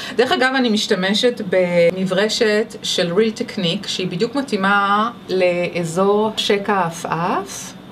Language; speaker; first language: Hebrew; native; Hebrew